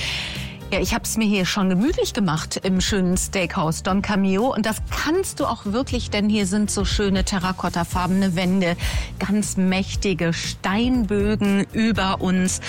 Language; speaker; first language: German; native; German